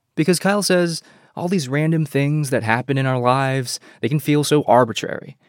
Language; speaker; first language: English; early bilingual, other home language; Chinese